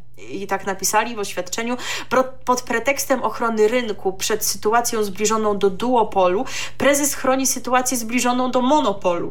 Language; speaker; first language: Polish; native; Polish